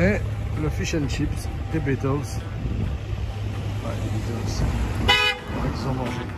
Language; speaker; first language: French; native; French